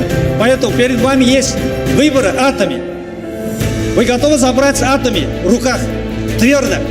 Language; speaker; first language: Russian; non-native, learner; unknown